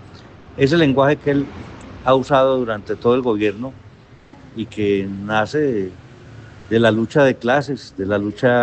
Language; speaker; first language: Spanish; native; Spanish